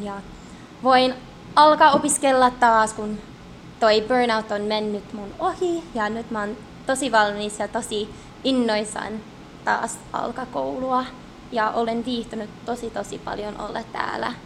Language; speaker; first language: Finnish; early bilingual, heritage; English